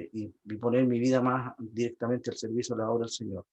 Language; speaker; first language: Spanish; native; Spanish